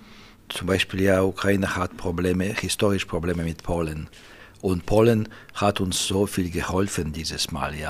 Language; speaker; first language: German; non-native, fluent; Russian